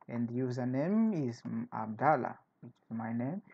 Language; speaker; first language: English; non-native, fluent; Portuguese